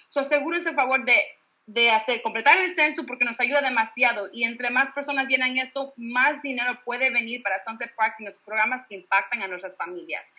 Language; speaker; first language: Spanish; early bilingual, heritage; Spanish